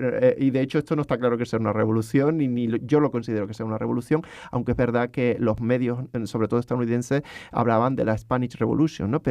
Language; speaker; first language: Spanish; native; Spanish